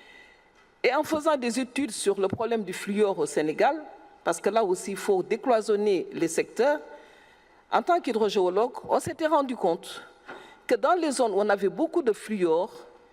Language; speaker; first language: French; non-native, local second language; Wolof